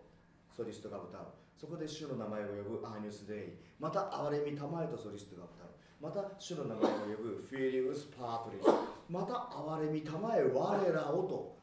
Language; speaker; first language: Japanese; native; Japanese